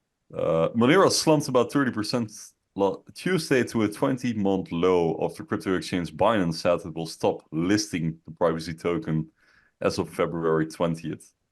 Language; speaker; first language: English; non-native, fluent; Dutch